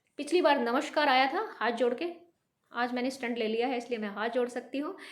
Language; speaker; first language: Hindi; native; Hindi